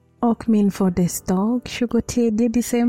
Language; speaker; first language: Swedish; non-native, fluent; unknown